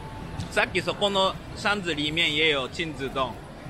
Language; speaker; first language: Japanese; native; Japanese